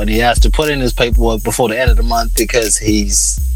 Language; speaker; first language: English; non-native, local second language; Shona